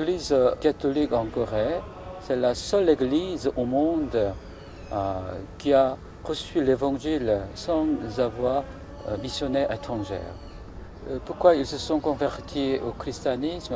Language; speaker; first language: French; non-native, fluent; Korean